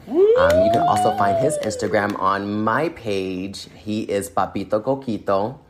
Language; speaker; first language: English; native; English